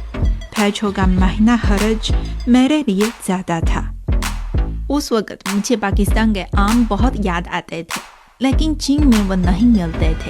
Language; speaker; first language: Urdu; non-native, fluent; Chinese